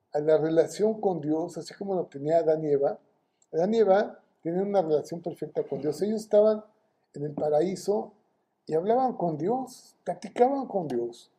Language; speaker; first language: Spanish; native; Spanish